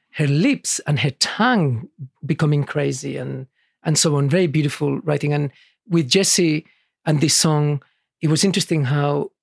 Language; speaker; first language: English; early bilingual, other home language; Catalan